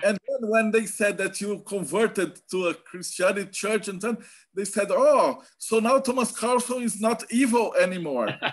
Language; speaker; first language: English; non-native, fluent; Portuguese